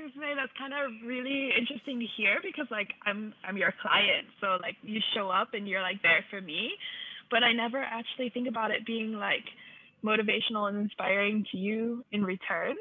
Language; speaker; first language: English; native; English